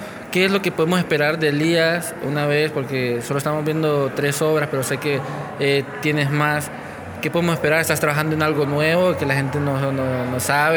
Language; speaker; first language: Spanish; native; Spanish